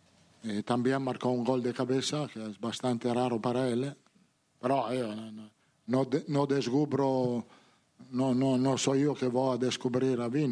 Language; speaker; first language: Portuguese; non-native, learner; Italian